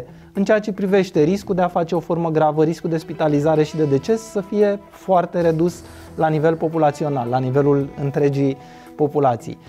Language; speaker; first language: Romanian; native; Romanian